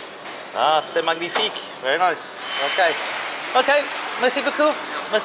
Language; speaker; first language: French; non-native, learner; English